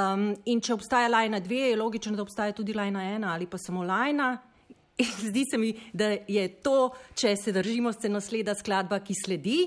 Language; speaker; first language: Slovenian; native; Slovenian